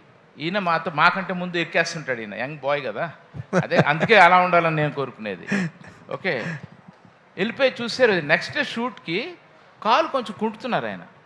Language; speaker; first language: Telugu; native; Telugu